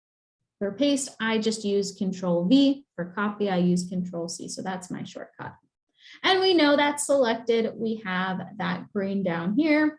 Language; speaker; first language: English; native; English